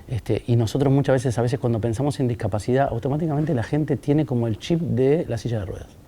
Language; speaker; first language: Spanish; native; Spanish